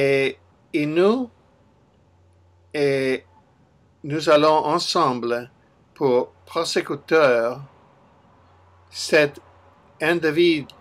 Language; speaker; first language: French; non-native, learner; English